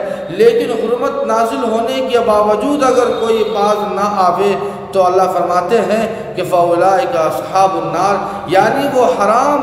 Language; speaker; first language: Urdu; native; Urdu